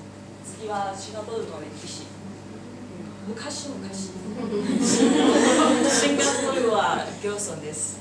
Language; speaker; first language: Japanese; non-native, learner; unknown